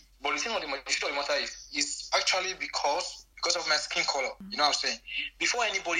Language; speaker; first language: English; non-native, local second language; Bini